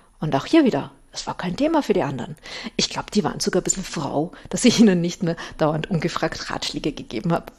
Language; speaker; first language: German; native; German